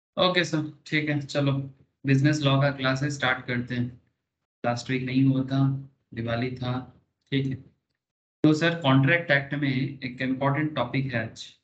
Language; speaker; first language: Hindi; non-native, local second language; Bangla